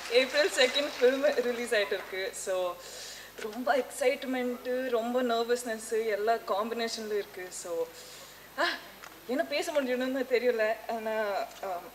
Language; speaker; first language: Tamil; non-native, learner; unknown